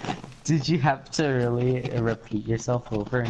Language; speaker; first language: English; native; English